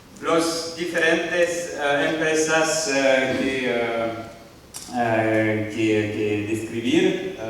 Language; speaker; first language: Spanish; non-native, learner; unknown